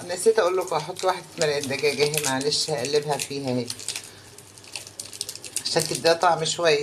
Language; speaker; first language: Arabic; native; Arabic